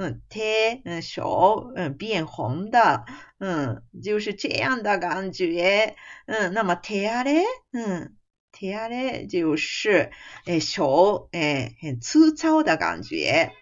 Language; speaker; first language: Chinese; non-native, fluent; Japanese